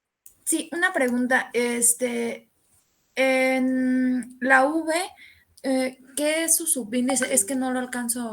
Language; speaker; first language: Spanish; native; Spanish